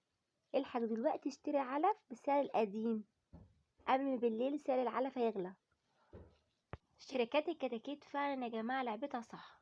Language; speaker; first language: Arabic; native; Arabic